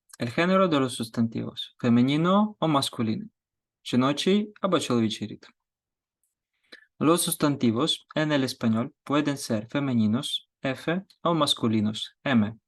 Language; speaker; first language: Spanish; non-native, fluent; Ukrainian